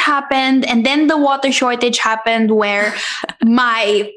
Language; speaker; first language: English; non-native, local second language; Filipino